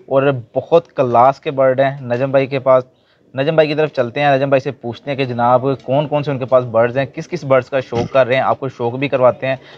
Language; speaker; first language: Urdu; non-native, local second language; Punjabi